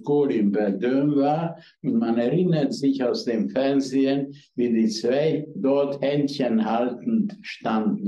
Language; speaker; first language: German; non-native, fluent; Hungarian